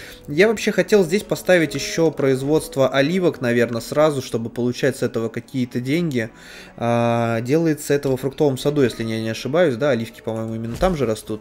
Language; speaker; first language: Russian; native; Russian